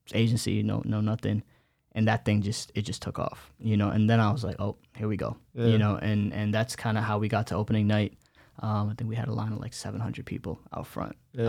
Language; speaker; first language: English; early bilingual, other home language; Bangla